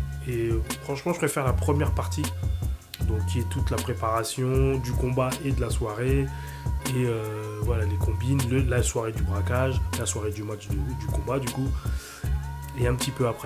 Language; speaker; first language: French; native; French